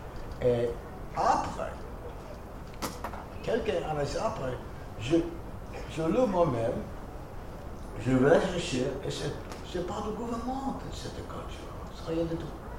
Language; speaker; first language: French; non-native, fluent; English